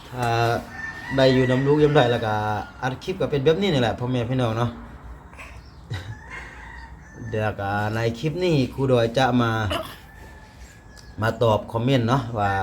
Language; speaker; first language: Thai; non-native, local second language; Lao